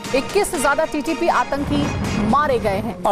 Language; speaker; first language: Hindi; native; Hindi